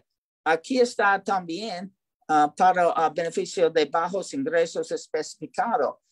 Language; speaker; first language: Spanish; non-native, learner; English